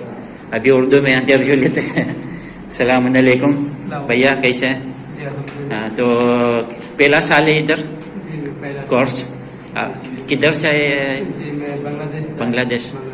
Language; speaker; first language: Hindi; non-native, learner; Gujarati